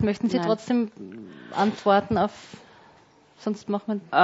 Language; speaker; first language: German; native; German